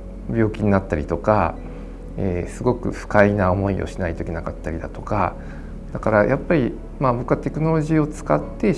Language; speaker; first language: Japanese; native; Japanese